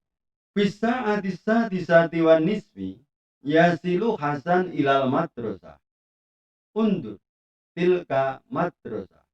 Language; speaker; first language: Arabic; non-native, fluent; Indonesian